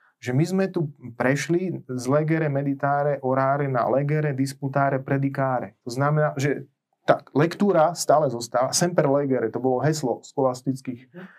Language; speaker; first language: Slovak; native; Slovak